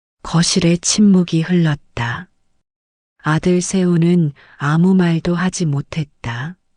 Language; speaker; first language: Korean; native; Korean